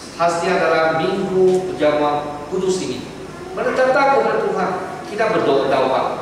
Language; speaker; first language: Malay; non-native, local second language; Chinese